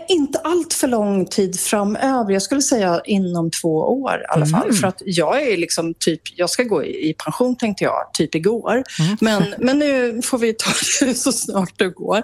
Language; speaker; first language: Swedish; native; Swedish